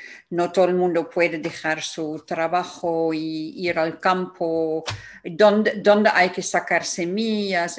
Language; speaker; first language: Spanish; non-native, fluent; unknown